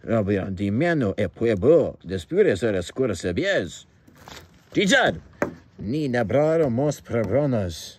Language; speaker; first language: Spanish; non-native, learner; English